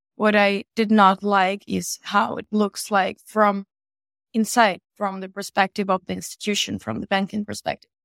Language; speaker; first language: English; non-native, fluent; Ukrainian